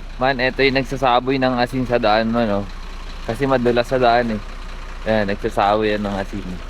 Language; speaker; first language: Filipino; native; Filipino